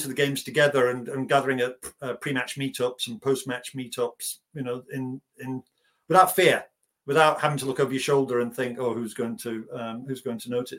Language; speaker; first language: English; native; English